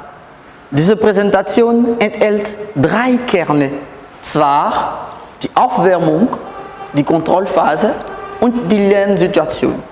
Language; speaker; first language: German; non-native, fluent; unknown